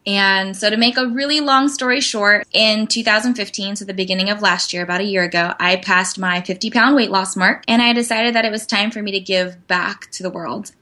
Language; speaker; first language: English; native; English